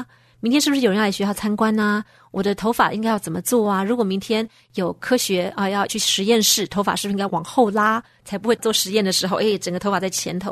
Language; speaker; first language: Chinese; native; Chinese